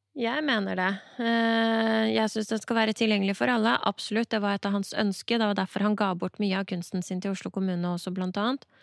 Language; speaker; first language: Norwegian; early bilingual, other home language; Persian